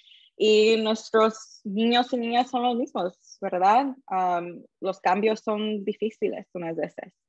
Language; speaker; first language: Spanish; early bilingual, heritage; Spanish